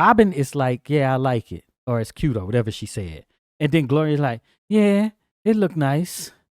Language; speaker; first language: English; native; English